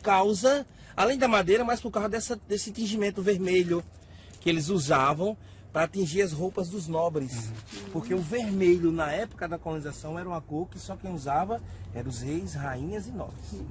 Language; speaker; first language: Portuguese; native; Portuguese